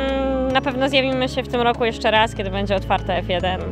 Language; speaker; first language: Polish; native; Polish